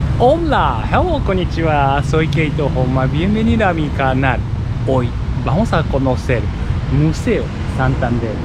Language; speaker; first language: Spanish; non-native, learner; Japanese